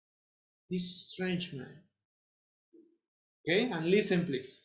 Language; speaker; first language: English; non-native, fluent; Spanish